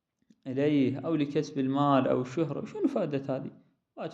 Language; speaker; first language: Arabic; native; Arabic